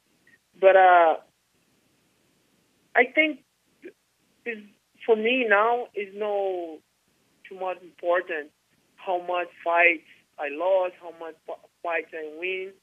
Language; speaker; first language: English; non-native, learner; Portuguese